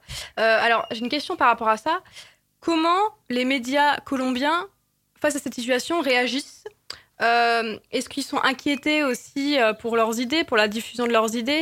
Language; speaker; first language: French; native; French